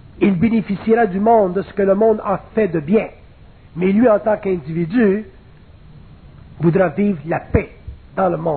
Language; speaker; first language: French; native; French